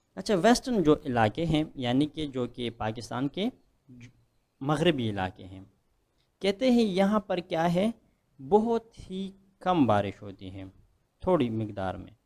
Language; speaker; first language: Urdu; non-native, local second language; Pashto